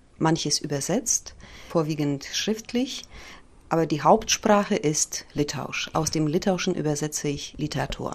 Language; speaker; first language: German; non-native, fluent; Polish